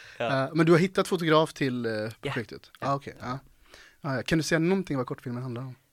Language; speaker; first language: Swedish; native; Swedish